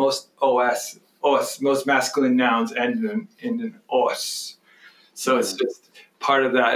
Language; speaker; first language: English; native; English